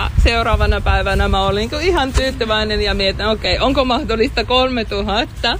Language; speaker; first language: Finnish; non-native, fluent; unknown